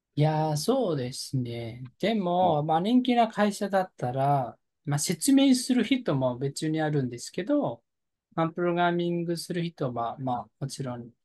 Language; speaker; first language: Japanese; non-native, fluent; Nepali